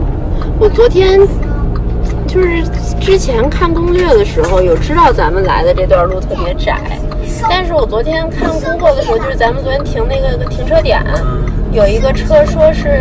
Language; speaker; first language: Chinese; native; Chinese